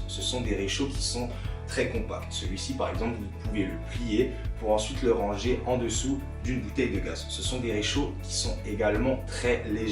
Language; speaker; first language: French; native; French